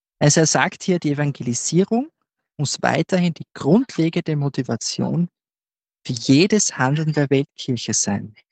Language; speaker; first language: German; native; German